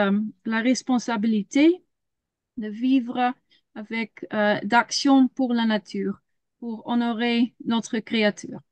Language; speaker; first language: French; non-native, learner; Dutch